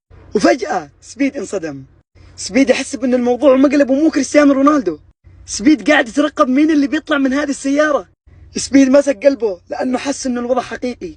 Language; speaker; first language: Arabic; native; Arabic